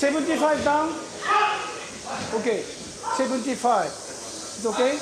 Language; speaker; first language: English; non-native, learner; Japanese